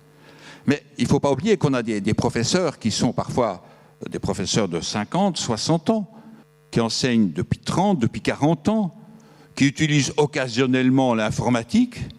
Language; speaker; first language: French; native; French